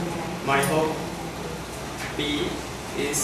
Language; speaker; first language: English; non-native, learner; Khmer